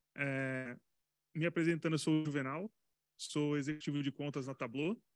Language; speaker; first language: Portuguese; native; Portuguese